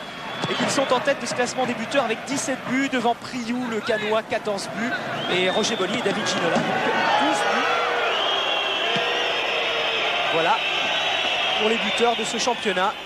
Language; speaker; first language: French; native; French